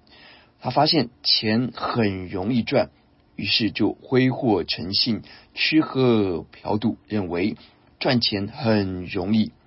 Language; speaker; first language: Chinese; native; Chinese